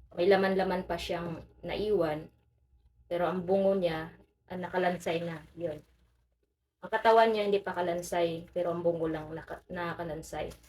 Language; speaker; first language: Filipino; non-native, local second language; Cebuano